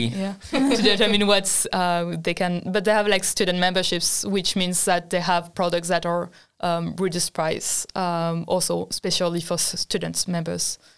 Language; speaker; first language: English; non-native, fluent; French